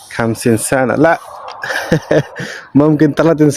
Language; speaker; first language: Arabic; non-native, learner; Bangla